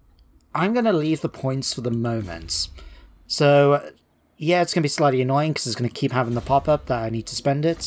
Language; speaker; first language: English; native; English